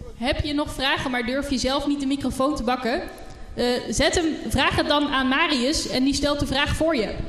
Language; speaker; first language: Dutch; native; Dutch